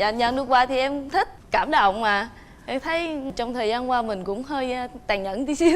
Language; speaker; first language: Vietnamese; native; Vietnamese